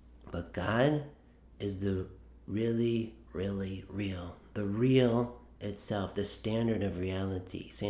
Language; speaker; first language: English; native; English